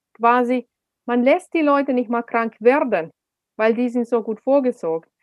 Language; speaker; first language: German; non-native, fluent; Finnish